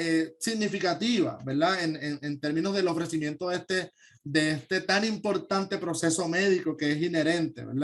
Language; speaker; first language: Spanish; native; Spanish